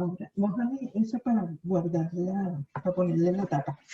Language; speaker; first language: Spanish; native; Spanish